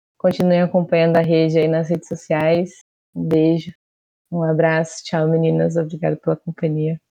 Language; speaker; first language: Portuguese; native; Portuguese